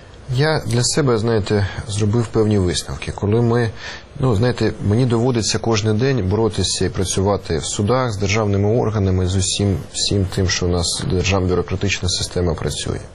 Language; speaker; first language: Ukrainian; native; Ukrainian